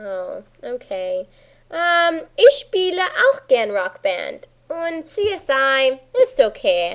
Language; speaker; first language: German; non-native, fluent; English